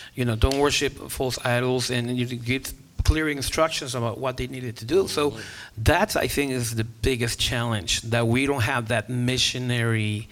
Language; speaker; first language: English; non-native, fluent; Spanish